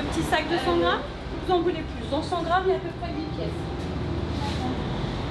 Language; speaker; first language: French; native; French